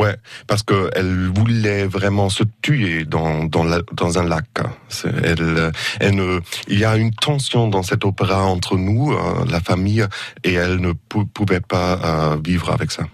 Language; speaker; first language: French; non-native, fluent; German